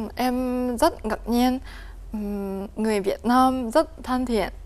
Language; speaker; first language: Vietnamese; non-native, learner; Japanese